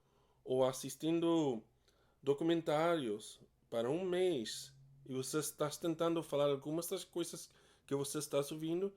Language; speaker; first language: Portuguese; non-native, learner; English